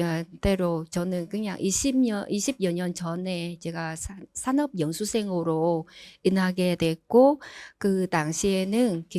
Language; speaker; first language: Korean; non-native, learner; Vietnamese